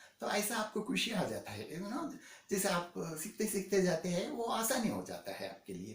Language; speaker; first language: Hindi; non-native, local second language; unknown